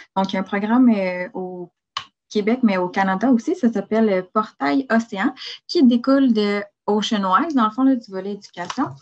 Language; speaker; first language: French; native; French